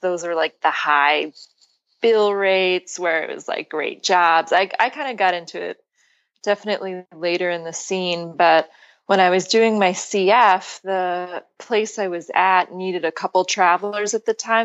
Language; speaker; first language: English; native; English